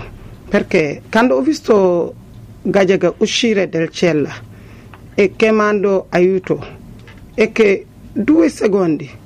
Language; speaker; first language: Italian; non-native, learner; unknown